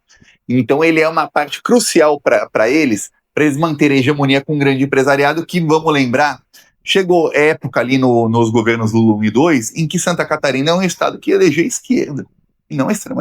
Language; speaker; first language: Portuguese; native; Portuguese